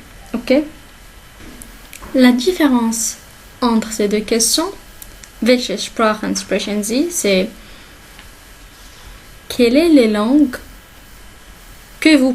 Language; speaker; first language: French; non-native, local second language; Arabic